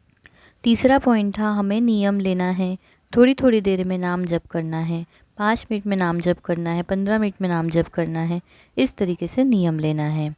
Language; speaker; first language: Hindi; native; Hindi